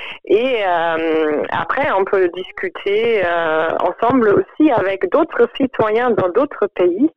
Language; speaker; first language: French; non-native, fluent; German